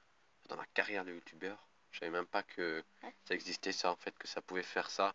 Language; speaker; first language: French; native; French